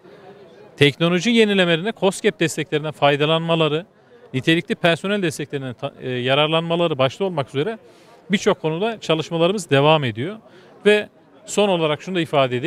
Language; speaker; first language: Turkish; native; Turkish